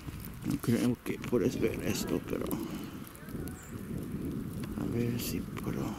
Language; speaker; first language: Spanish; early bilingual, heritage; Spanish